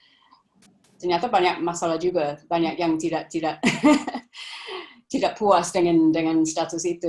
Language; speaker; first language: Indonesian; non-native, fluent; English